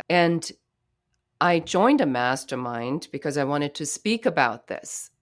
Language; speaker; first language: English; non-native, fluent; German